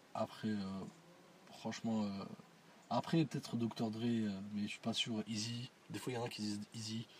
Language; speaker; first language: French; early bilingual, other home language; Arabic